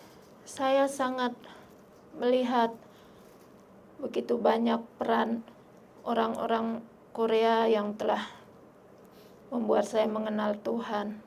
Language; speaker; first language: Indonesian; non-native, local second language; Sasak